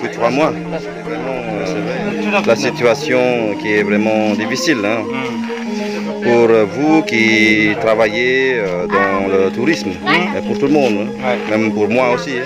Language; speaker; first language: French; non-native, fluent; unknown